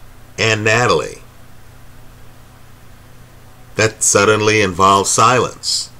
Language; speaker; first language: English; native; English